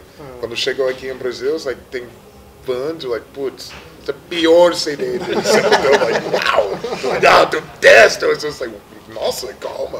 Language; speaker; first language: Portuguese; non-native, learner; English